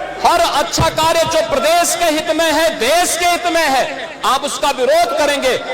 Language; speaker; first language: Hindi; native; Hindi